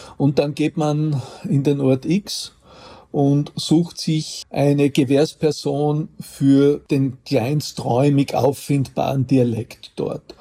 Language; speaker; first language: German; native; German